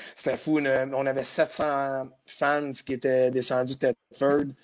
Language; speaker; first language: French; native; French